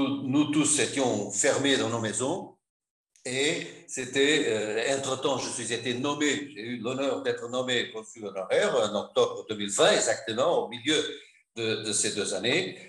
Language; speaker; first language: French; non-native, fluent; Portuguese